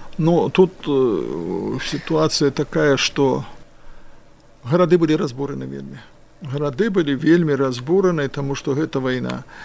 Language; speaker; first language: Belarusian; non-native, local second language; Russian